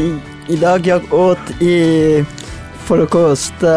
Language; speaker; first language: Swedish; non-native, learner; Persian